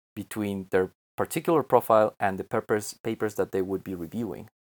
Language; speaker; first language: English; non-native, fluent; Spanish